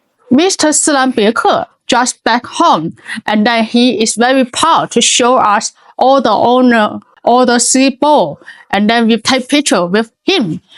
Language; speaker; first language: English; non-native, learner; Chinese